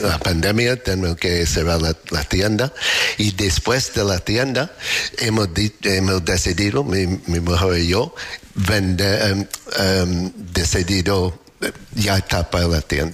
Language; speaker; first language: Spanish; non-native, learner; English